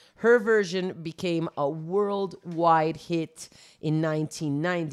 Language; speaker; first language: English; non-native, fluent; Spanish